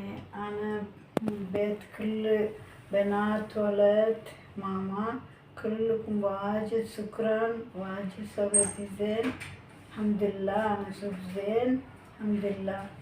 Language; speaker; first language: Arabic; non-native, learner; Sinhala